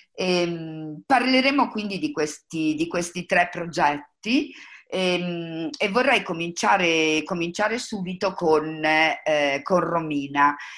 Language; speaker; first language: Italian; native; Italian